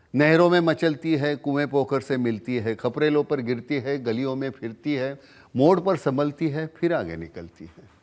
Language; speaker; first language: Hindi; non-native, local second language; Marathi